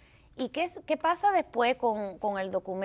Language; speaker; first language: Spanish; early bilingual, heritage; English